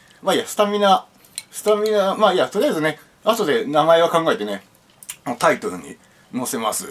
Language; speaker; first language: Japanese; native; Japanese